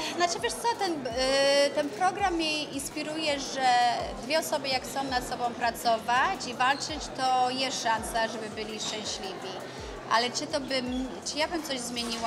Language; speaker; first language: Polish; early bilingual, other home language; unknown